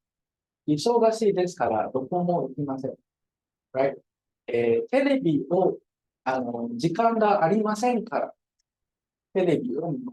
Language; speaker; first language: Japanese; non-native, fluent; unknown